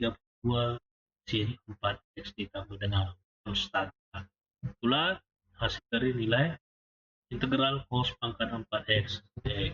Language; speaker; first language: Indonesian; native; Indonesian